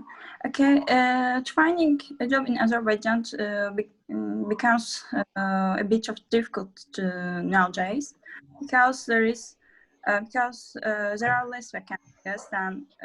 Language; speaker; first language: English; non-native, learner; Azerbaijani